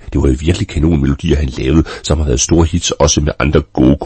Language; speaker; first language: Danish; native; Danish